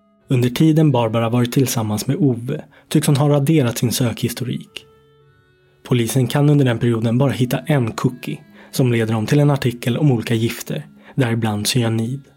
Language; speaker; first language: Swedish; native; Swedish